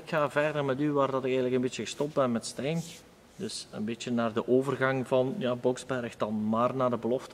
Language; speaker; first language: Dutch; native; Dutch